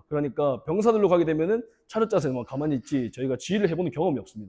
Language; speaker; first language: Korean; native; Korean